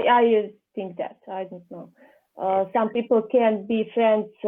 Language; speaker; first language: English; non-native, learner; Serbian